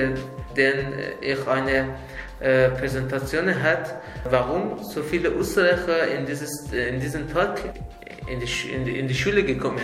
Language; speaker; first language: German; non-native, learner; Azerbaijani